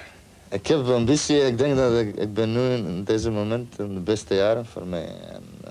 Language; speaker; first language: Dutch; non-native, learner; Croatian